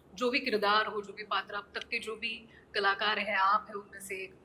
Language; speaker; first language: Hindi; non-native, local second language; Marathi